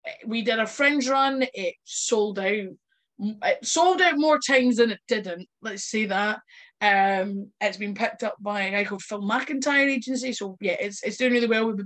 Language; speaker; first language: English; native; English